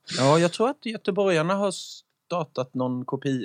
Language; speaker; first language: Swedish; native; Swedish